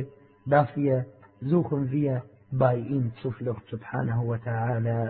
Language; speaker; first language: German; non-native, fluent; Arabic